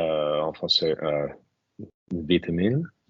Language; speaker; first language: French; non-native, learner; English